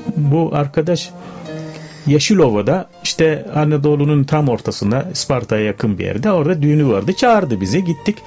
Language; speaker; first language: Turkish; non-native, fluent; Arabic